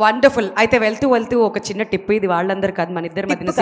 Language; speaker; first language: Telugu; native; Telugu